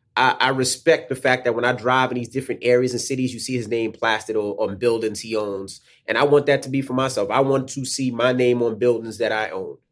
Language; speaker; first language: English; native; English